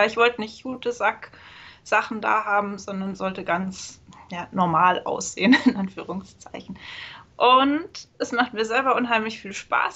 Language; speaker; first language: German; native; German